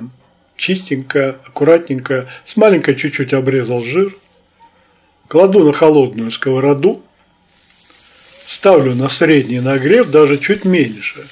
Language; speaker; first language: Russian; native; Russian